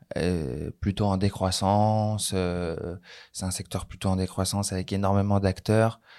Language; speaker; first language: French; native; French